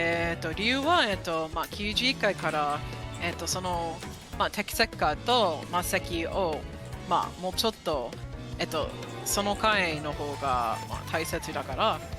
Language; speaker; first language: Japanese; non-native, fluent; English